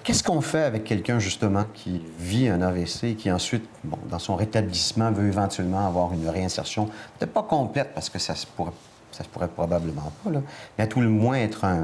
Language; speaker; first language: French; native; French